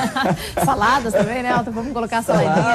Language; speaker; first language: Portuguese; native; Portuguese